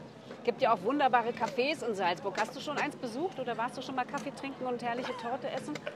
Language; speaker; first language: German; native; German